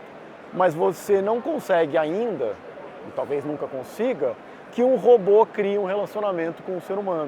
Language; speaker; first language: Portuguese; native; Portuguese